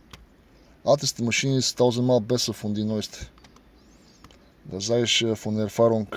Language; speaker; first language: German; non-native, learner; Bulgarian